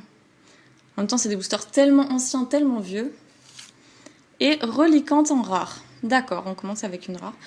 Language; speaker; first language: French; native; French